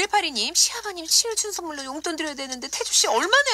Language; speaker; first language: Korean; native; Korean